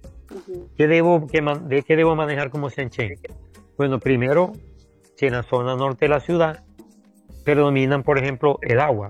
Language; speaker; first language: Spanish; native; Spanish